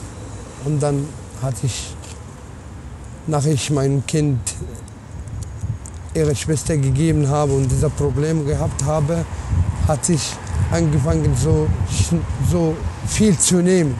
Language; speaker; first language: German; non-native, learner; Arabic